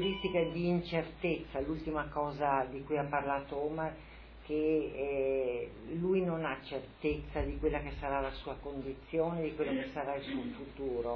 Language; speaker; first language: Italian; native; Italian